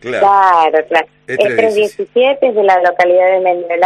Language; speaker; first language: Spanish; native; Spanish